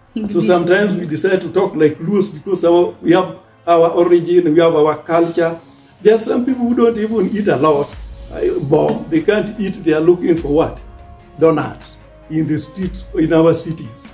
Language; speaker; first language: English; non-native, local second language; Luo (Kenya and Tanzania)